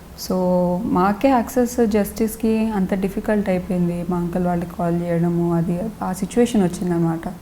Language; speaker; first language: Telugu; non-native, local second language; Lambadi